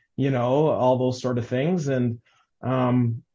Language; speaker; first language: English; native; English